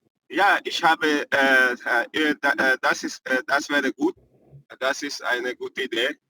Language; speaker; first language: German; non-native, learner; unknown